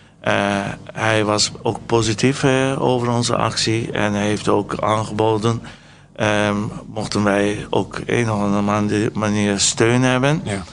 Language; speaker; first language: Dutch; non-native, fluent; Turkish